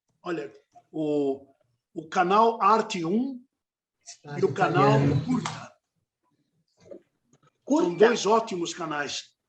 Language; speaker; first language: Portuguese; non-native, fluent; Italian